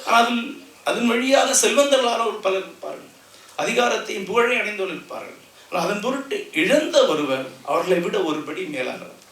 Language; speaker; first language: Tamil; non-native, local second language; Malayalam